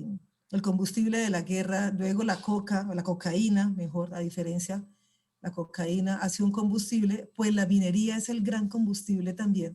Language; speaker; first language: Spanish; native; Spanish